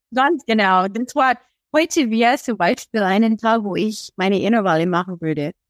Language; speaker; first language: German; non-native, fluent; English